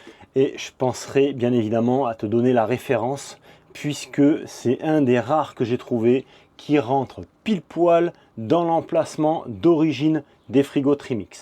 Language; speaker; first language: French; native; French